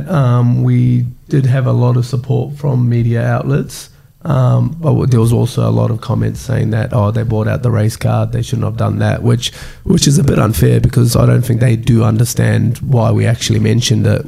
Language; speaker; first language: English; native; English